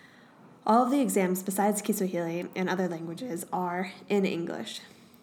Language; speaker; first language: English; native; English